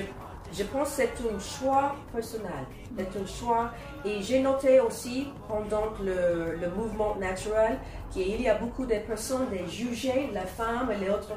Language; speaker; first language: French; non-native, learner; English